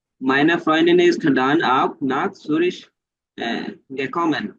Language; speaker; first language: German; non-native, learner; Bangla